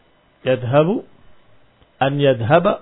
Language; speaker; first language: Arabic; non-native, fluent; Indonesian